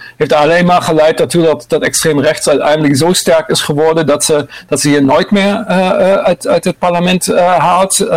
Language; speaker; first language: Dutch; non-native, fluent; German